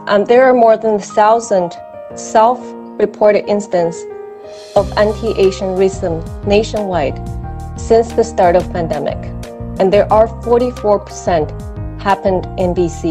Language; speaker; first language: English; non-native, fluent; Chinese